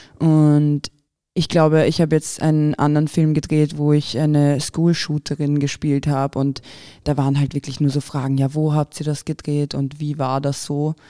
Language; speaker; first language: German; early bilingual, other home language; Croatian